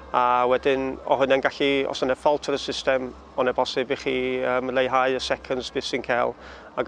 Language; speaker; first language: Welsh; native; Welsh